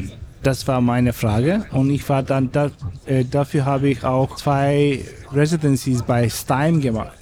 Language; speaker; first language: German; non-native, fluent; Turkish